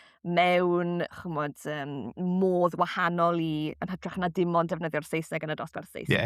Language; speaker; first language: Welsh; native; Welsh